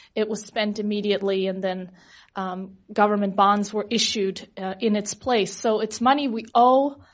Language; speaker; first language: English; non-native, fluent; German